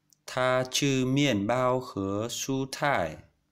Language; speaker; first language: Chinese; non-native, fluent; Vietnamese